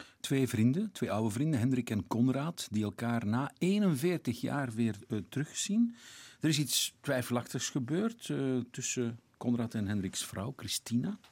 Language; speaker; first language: Dutch; native; Dutch